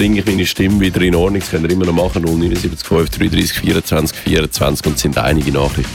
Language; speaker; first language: German; native; German